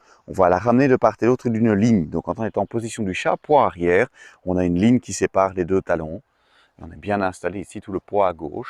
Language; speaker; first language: French; native; French